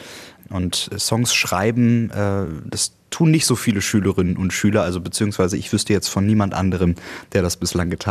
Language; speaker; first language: German; native; German